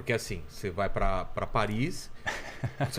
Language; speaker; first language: Portuguese; native; Portuguese